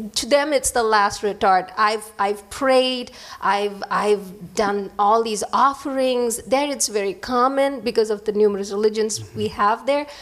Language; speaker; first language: English; non-native, local second language; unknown